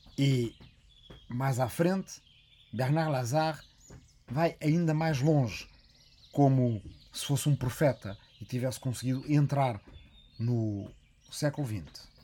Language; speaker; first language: Portuguese; native; Portuguese